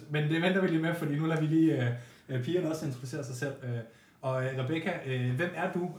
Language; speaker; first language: Danish; native; Danish